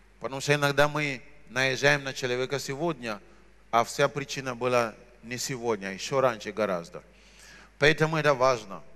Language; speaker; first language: Russian; non-native, fluent; Shona